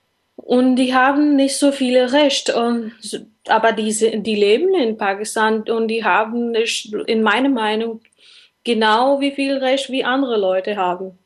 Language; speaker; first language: German; non-native, learner; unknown